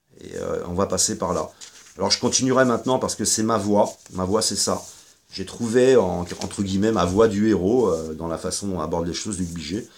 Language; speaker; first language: French; native; French